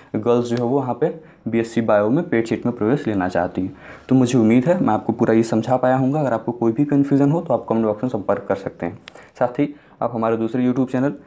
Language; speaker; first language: Hindi; native; Hindi